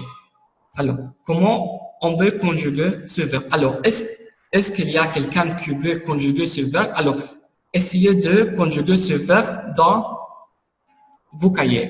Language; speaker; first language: French; non-native, fluent; Arabic